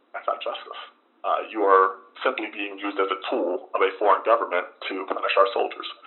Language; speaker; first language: English; native; English